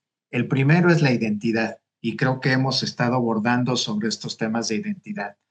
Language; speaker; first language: Spanish; native; Spanish